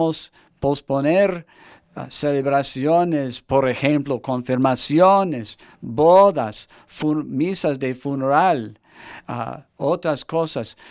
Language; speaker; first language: Spanish; non-native, fluent; English